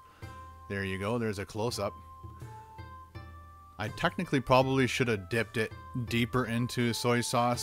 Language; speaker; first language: English; native; English